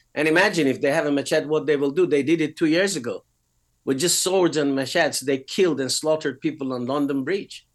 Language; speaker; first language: English; non-native, fluent; Persian